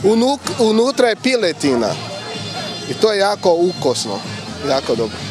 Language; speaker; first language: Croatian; non-native, learner; Portuguese